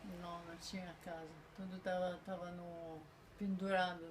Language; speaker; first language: Portuguese; non-native, fluent; Polish